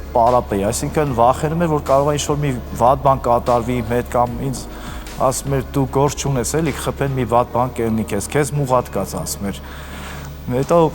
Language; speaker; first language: Armenian; native; Armenian